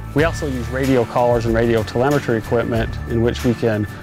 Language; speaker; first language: English; native; English